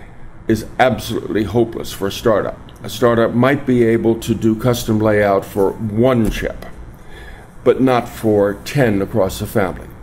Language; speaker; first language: English; native; English